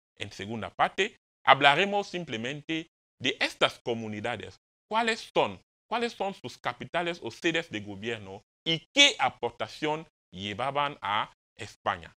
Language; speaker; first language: Spanish; non-native, fluent; French